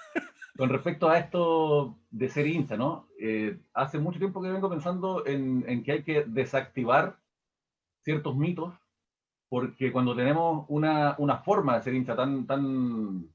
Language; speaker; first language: Spanish; native; Spanish